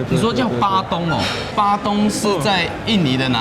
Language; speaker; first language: Chinese; native; Chinese